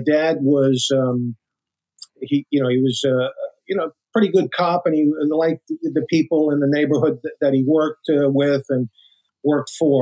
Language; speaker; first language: English; native; English